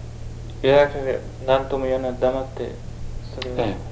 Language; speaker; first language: Japanese; early bilingual, heritage; Japanese